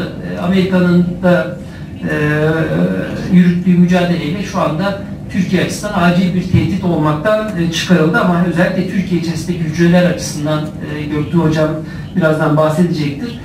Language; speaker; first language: Turkish; native; Turkish